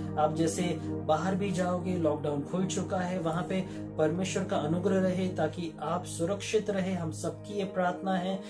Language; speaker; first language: Hindi; non-native, local second language; Marathi